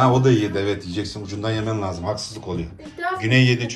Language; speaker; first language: Turkish; early bilingual, heritage; Turkish